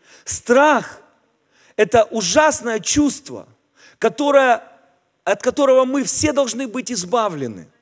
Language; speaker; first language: Russian; native; Russian